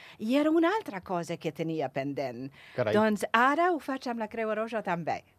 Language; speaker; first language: Catalan; non-native, fluent; English